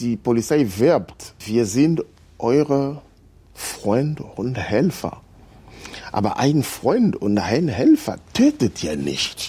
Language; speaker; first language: German; non-native, fluent; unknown